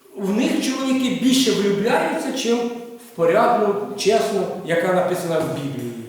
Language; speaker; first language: Ukrainian; non-native, local second language; Russian